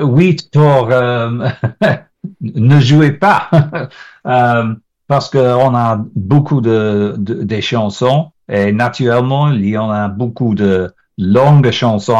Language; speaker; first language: French; non-native, learner; English